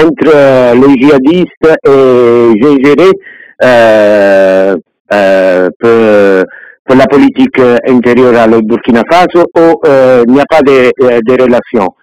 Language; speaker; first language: French; non-native, learner; Italian